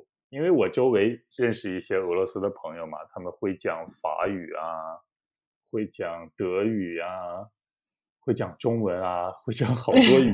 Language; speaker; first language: Chinese; native; Chinese